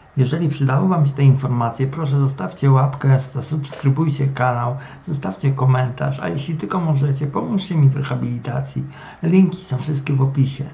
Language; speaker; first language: Polish; native; Polish